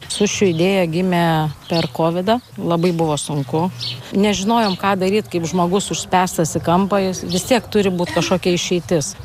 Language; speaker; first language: Lithuanian; native; Lithuanian